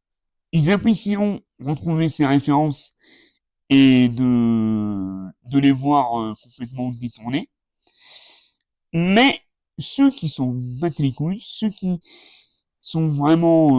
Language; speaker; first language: French; native; French